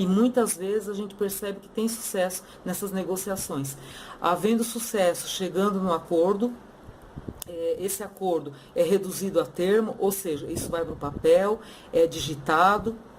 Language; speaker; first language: Portuguese; native; Portuguese